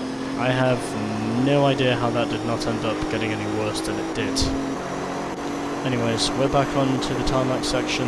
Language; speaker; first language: English; native; English